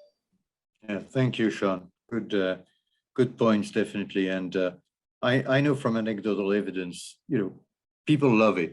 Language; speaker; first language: English; non-native, fluent; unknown